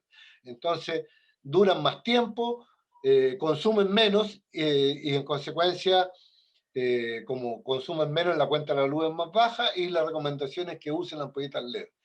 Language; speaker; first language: Spanish; native; Spanish